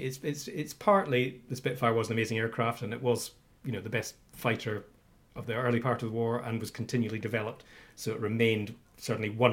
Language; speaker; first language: English; native; English